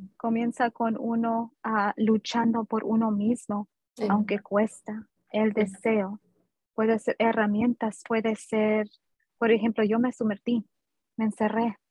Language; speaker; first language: Spanish; early bilingual, heritage; Spanish